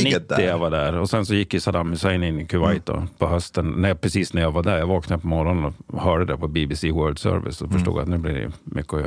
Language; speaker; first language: Swedish; native; Swedish